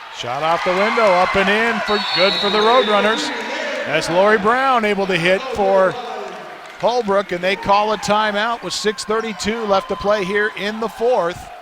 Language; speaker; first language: English; native; English